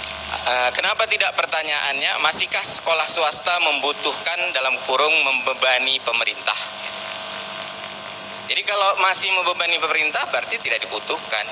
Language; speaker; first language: Indonesian; native; Indonesian